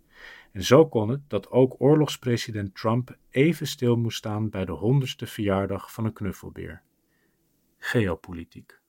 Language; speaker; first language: Dutch; native; Dutch